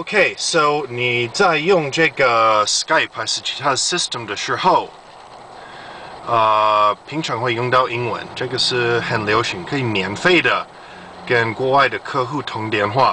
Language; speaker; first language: Chinese; non-native, fluent; English